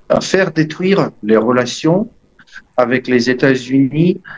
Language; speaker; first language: French; non-native, fluent; Russian